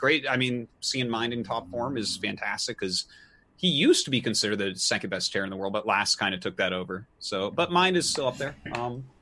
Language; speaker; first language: English; native; English